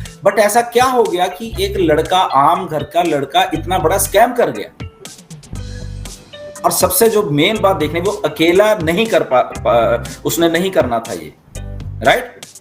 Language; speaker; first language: Hindi; native; Hindi